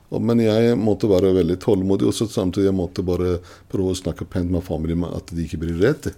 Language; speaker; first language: Norwegian; non-native, fluent; Persian